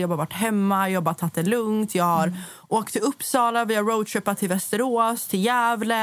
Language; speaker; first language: Swedish; native; Swedish